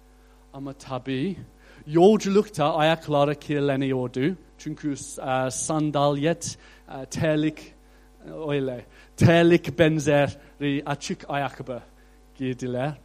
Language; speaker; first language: Turkish; non-native, fluent; English